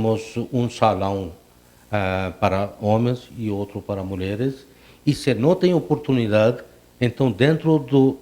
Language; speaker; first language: Portuguese; non-native, fluent; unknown